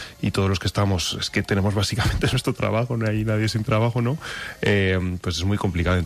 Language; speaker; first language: Spanish; native; Spanish